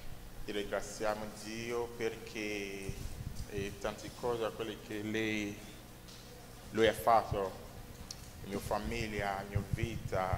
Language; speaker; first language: Italian; non-native, learner; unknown